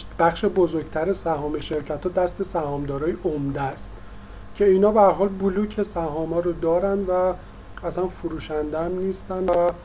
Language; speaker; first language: Persian; native; Persian